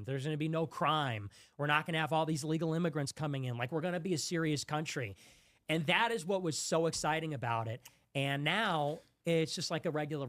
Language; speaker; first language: English; native; English